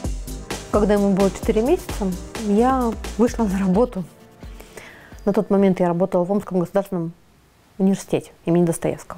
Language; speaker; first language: Russian; native; Russian